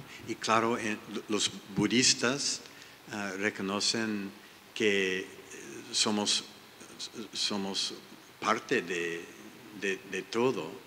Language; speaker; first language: Spanish; non-native, learner; English